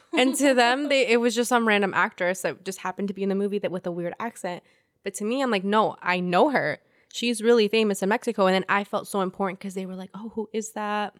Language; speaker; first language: English; early bilingual, other home language; Spanish